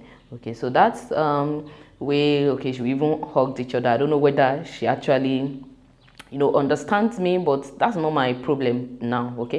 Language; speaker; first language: English; non-native, local second language; Yoruba